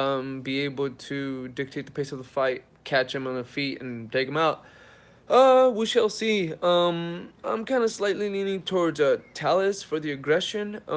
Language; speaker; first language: English; native; English